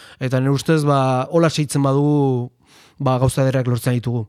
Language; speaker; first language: Basque; non-native, fluent; Spanish